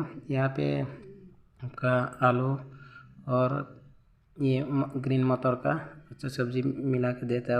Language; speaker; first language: Hindi; non-native, local second language; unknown